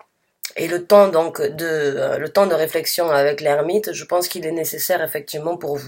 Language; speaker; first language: French; native; French